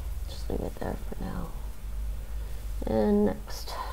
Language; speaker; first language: English; native; English